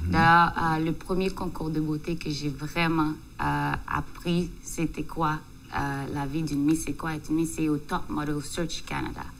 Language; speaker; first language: French; non-native, local second language; Haitian Creole